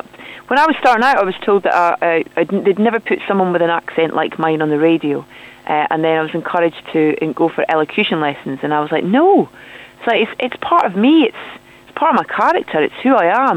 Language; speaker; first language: English; native; English